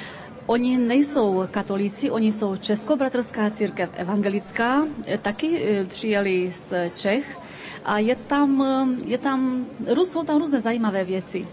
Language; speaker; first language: Czech; early bilingual, heritage; Czech